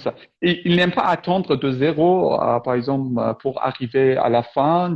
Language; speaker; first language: French; non-native, fluent; Persian